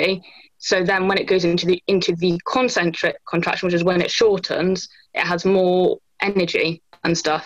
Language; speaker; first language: English; native; English